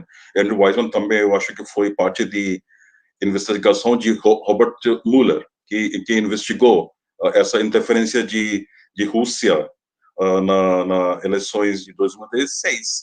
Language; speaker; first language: Portuguese; non-native, fluent; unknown